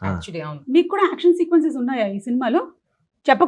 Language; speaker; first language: Telugu; native; Telugu